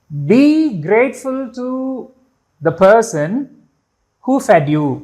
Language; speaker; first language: English; non-native, local second language; Tamil